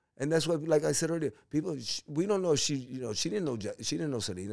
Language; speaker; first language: English; early bilingual, other home language; Spanish